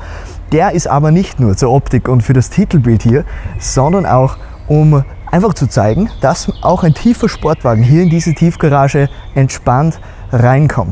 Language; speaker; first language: German; native; German